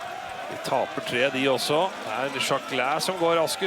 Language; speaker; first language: Norwegian; native; Norwegian